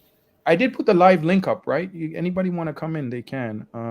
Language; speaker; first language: English; native; English